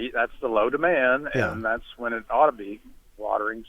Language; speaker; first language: English; native; English